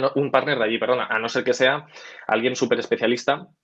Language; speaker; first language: Spanish; native; Spanish